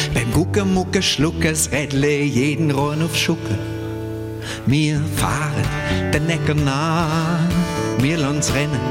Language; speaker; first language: German; native; German